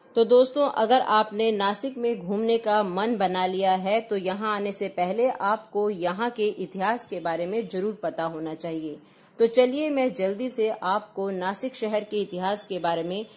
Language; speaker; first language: Hindi; non-native, local second language; Marathi